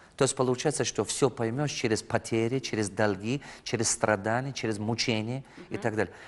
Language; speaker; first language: Russian; non-native, fluent; Tajik